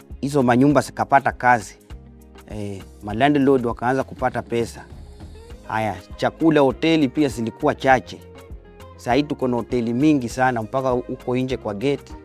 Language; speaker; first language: Swahili; non-native, local second language; Luyia